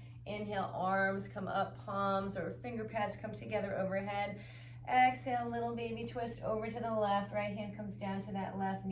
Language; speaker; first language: English; native; English